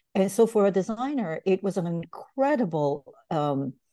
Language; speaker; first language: English; early bilingual, other home language; Bulgarian